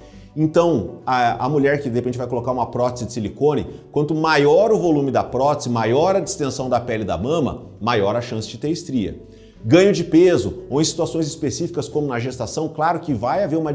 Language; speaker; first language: Portuguese; native; Portuguese